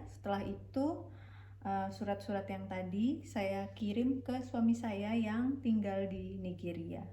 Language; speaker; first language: Indonesian; native; Indonesian